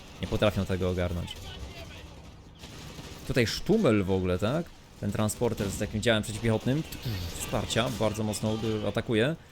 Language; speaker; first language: Polish; native; Polish